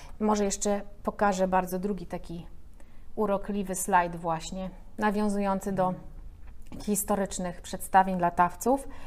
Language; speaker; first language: Polish; native; Polish